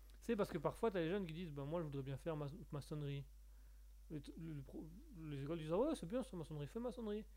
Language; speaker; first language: French; native; French